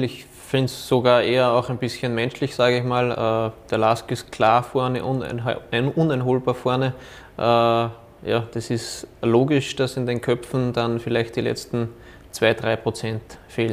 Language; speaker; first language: German; native; German